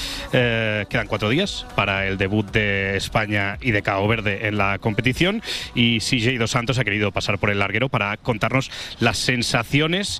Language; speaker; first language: Spanish; native; Spanish